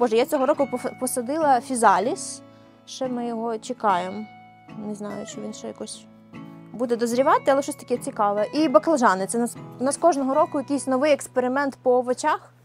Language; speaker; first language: Ukrainian; native; Ukrainian